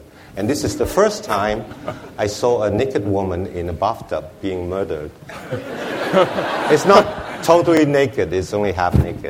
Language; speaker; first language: English; non-native, local second language; Wu Chinese